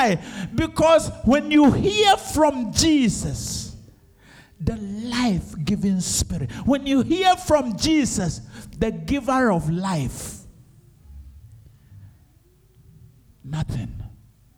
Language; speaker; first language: English; non-native, local second language; Akan